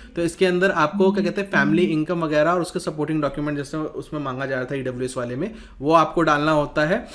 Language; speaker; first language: Hindi; native; Hindi